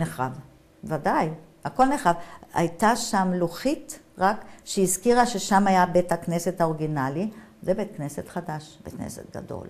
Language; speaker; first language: Hebrew; non-native, fluent; German